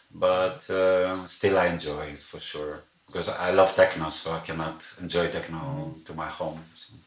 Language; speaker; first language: English; non-native, fluent; Greek